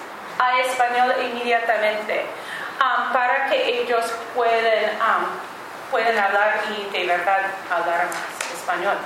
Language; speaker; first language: Spanish; non-native, fluent; English